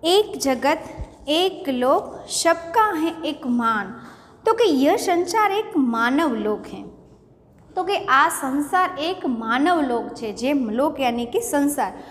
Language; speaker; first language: Hindi; non-native, local second language; Gujarati